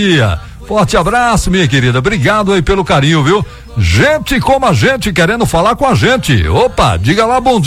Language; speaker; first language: Portuguese; native; Portuguese